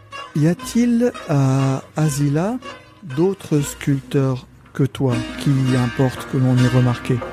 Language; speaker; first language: French; native; French